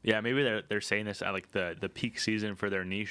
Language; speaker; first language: English; native; English